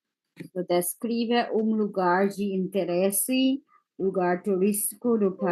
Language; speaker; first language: Portuguese; non-native, fluent; English